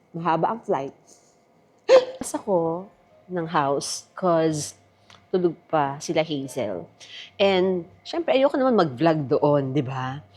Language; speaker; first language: Filipino; native; Filipino